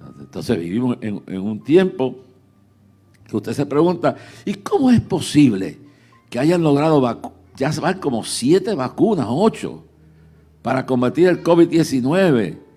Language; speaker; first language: Spanish; early bilingual, heritage; Spanish